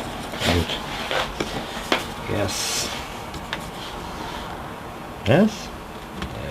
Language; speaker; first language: English; non-native, learner; Russian